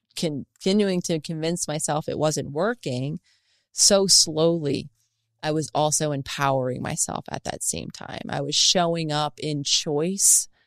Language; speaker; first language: English; native; English